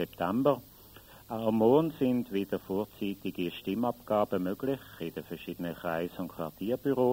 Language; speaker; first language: German; native; German